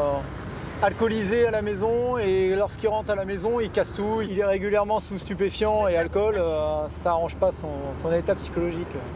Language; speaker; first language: French; native; French